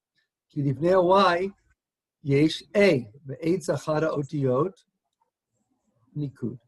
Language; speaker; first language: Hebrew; non-native, fluent; English